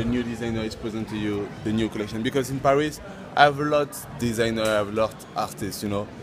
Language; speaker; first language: English; non-native, learner; French